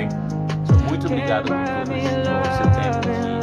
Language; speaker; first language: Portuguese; non-native, learner; Haitian Creole